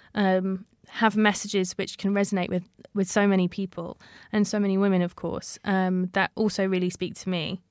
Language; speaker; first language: English; native; English